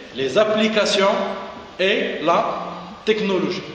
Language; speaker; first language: French; non-native, local second language; Arabic